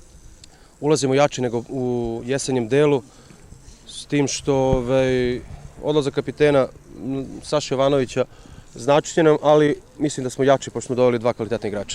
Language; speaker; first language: Serbian; native; Serbian